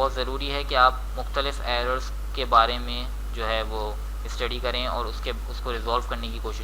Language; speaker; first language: Hindi; native; Hindi